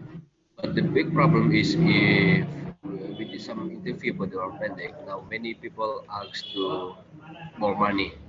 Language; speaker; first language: English; non-native, learner; Indonesian